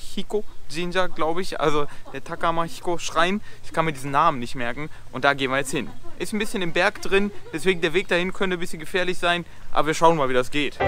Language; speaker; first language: German; native; German